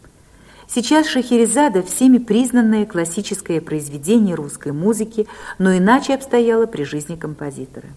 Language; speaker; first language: Russian; native; Russian